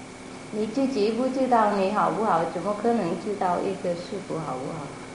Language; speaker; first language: Chinese; non-native, fluent; Vietnamese